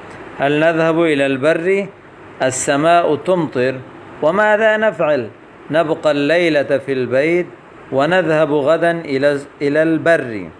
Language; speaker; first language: Arabic; non-native, fluent; Urdu